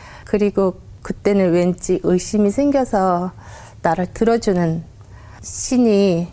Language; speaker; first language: Korean; non-native, fluent; Mongolian